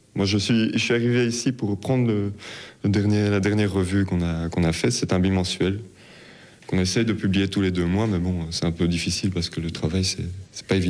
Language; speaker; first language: French; native; French